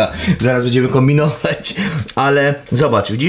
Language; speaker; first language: Polish; native; Polish